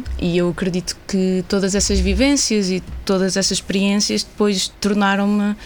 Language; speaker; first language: Portuguese; native; Portuguese